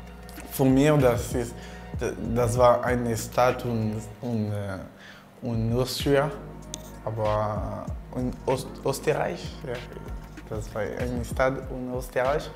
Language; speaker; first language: German; non-native, learner; French